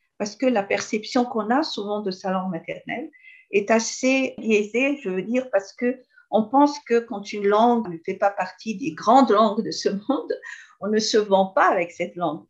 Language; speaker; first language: French; non-native, local second language; Malagasy